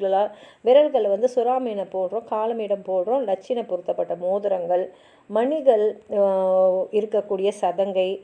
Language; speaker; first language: Tamil; native; Tamil